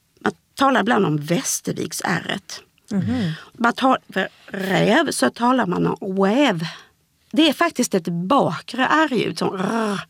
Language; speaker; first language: Swedish; native; Swedish